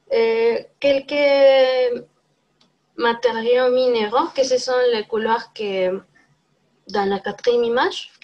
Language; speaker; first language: French; non-native, learner; Spanish